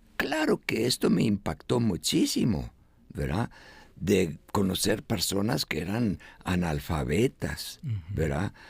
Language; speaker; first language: Spanish; non-native, fluent; Estonian